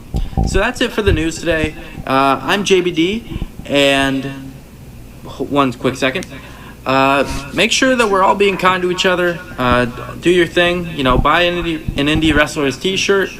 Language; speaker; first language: English; native; English